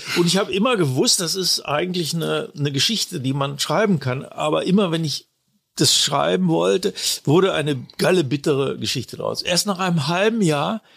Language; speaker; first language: German; native; German